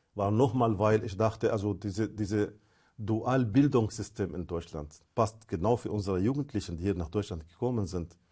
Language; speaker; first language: German; non-native, fluent; Arabic